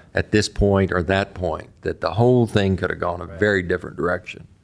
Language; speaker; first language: English; native; English